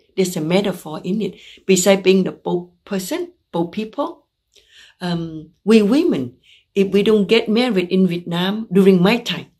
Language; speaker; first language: English; non-native, fluent; Vietnamese